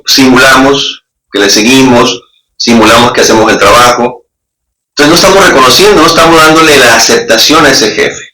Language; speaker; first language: Spanish; native; Spanish